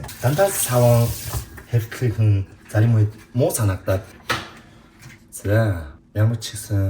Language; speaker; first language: Mongolian; non-native, learner; Korean